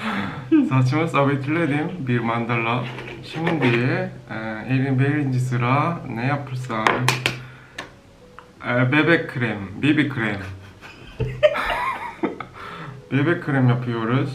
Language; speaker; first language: Turkish; non-native, learner; Korean